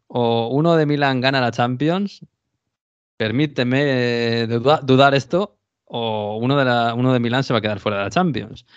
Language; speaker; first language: Spanish; native; Spanish